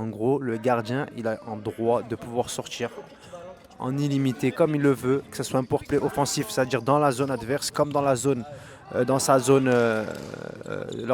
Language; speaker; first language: French; native; French